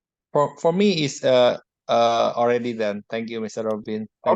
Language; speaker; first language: English; non-native, learner; Indonesian